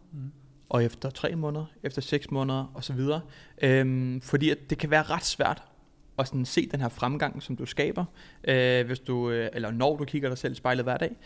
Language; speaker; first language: Danish; native; Danish